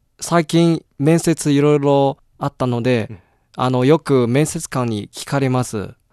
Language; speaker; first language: Japanese; non-native, fluent; Chinese